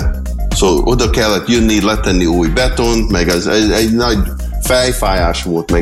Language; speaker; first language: Hungarian; early bilingual, heritage; Hungarian